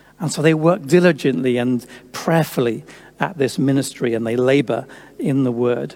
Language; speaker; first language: English; native; English